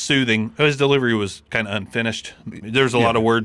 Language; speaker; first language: English; native; English